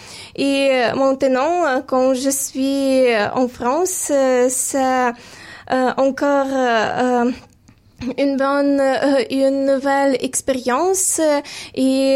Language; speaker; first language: French; non-native, fluent; Ukrainian